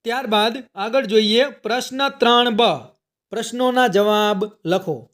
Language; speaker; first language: Hindi; non-native, local second language; Gujarati